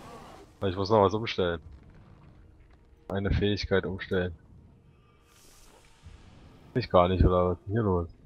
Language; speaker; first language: German; native; German